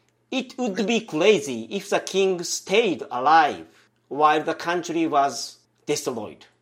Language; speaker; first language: English; non-native, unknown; Japanese